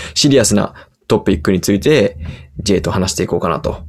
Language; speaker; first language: Japanese; early bilingual, heritage; English